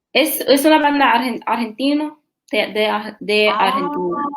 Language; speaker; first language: Spanish; non-native, learner; English